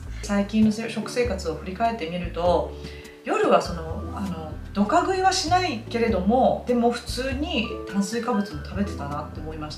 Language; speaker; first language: Japanese; native; Japanese